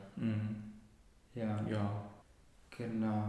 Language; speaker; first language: German; non-native, learner; Cantonese